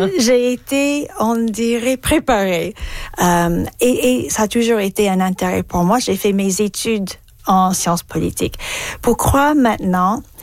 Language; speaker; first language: French; non-native, fluent; English